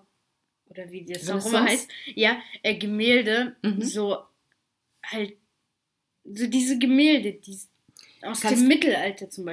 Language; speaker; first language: German; early bilingual, other home language; Russian